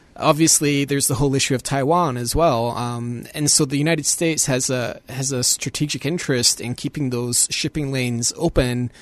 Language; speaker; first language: English; native; English